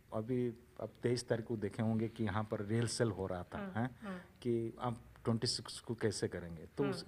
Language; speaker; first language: Hindi; non-native, local second language; Odia